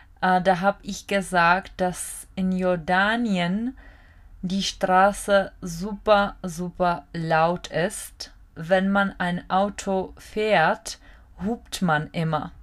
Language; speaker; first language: German; non-native, fluent; Czech